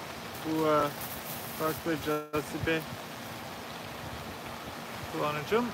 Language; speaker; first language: Turkish; non-native, learner; English